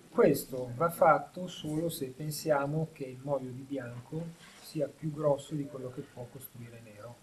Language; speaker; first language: Italian; native; Italian